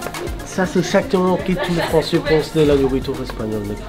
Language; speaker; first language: French; non-native, learner; Spanish